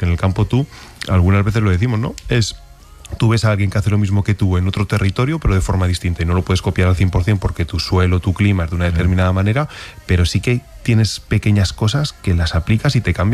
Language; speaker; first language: Spanish; native; Spanish